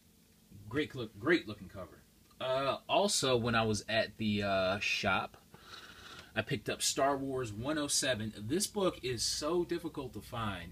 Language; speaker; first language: English; native; English